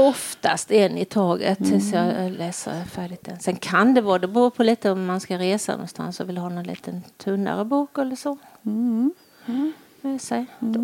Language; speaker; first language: Swedish; native; Swedish